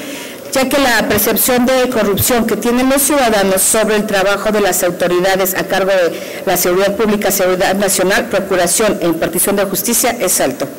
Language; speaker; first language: Spanish; native; Spanish